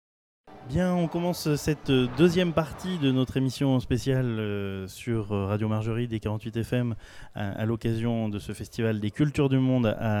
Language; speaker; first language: French; native; French